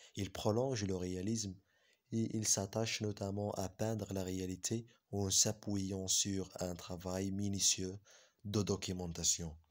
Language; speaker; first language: French; non-native, local second language; Arabic